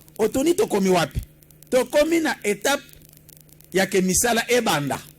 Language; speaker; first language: Lingala; non-native, local second language; Kongo